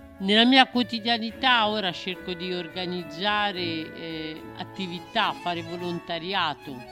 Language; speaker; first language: Italian; native; Italian